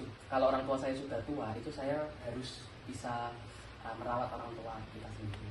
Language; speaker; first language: Indonesian; native; Indonesian